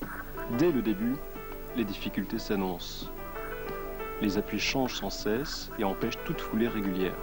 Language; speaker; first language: French; native; French